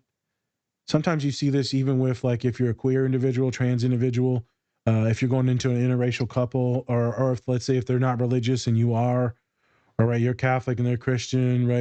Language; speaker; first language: English; native; English